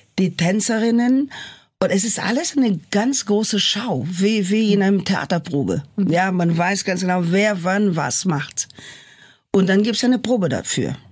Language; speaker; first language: German; non-native, fluent; Portuguese